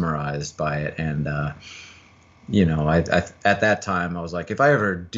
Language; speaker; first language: English; native; English